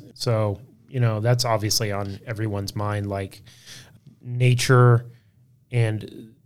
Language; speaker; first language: English; native; English